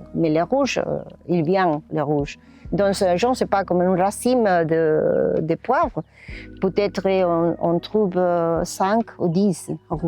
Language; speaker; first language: French; non-native, learner; Spanish